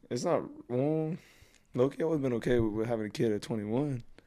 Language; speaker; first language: English; early bilingual, other home language; Spanish